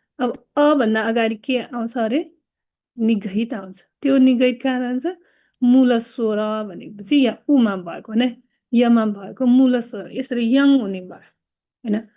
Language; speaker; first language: Nepali; non-native, local second language; Newari